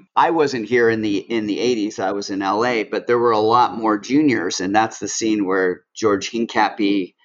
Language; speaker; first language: English; native; English